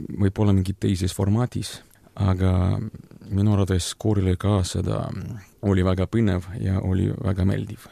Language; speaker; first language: Estonian; non-native, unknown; Ukrainian